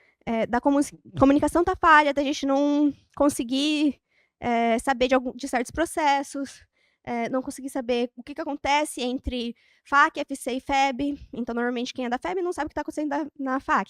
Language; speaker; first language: Portuguese; native; Portuguese